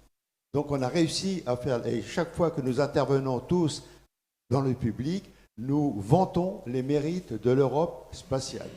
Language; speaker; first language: French; native; French